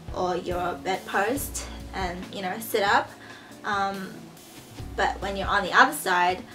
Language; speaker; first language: English; early bilingual, other home language; Chinese